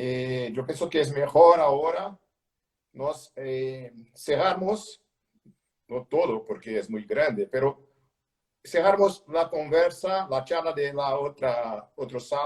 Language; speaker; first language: Spanish; non-native, learner; Portuguese